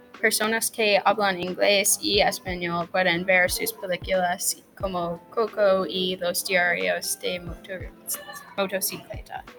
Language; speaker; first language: Spanish; non-native, learner; English